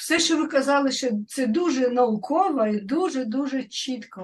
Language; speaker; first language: Ukrainian; non-native, learner; French